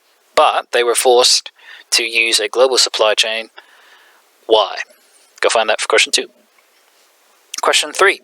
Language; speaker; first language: English; native; English